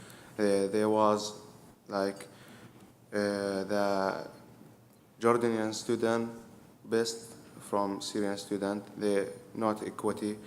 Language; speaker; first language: English; non-native, learner; Arabic